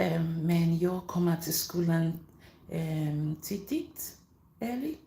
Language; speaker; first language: Swedish; non-native, learner; English